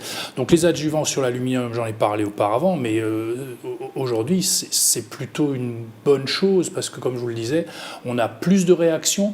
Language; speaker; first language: French; native; French